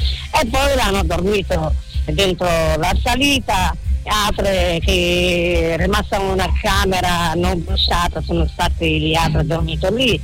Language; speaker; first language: Italian; non-native, learner; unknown